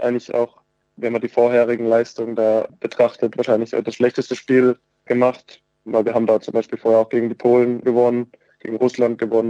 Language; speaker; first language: German; native; German